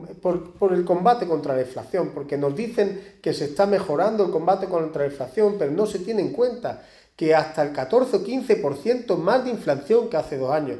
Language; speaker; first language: Spanish; native; Spanish